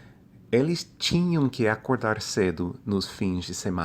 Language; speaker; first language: Portuguese; non-native, fluent; English